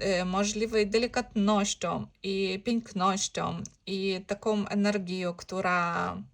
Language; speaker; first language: Polish; non-native, learner; Ukrainian